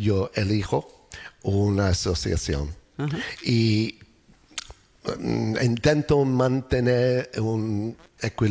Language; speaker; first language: Spanish; non-native, learner; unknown